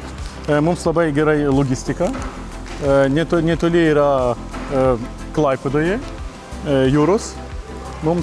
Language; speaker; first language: Lithuanian; non-native, learner; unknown